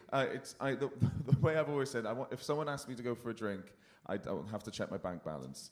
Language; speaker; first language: English; native; English